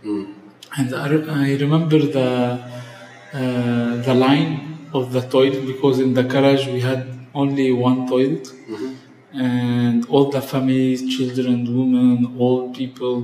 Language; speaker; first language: English; non-native, fluent; Arabic